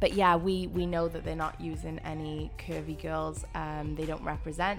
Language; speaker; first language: English; native; English